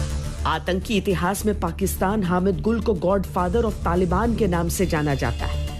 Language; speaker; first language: Hindi; native; Hindi